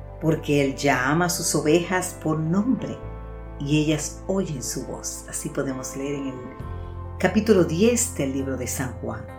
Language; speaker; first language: Spanish; native; Spanish